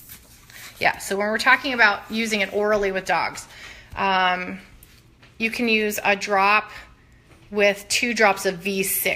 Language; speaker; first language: English; native; English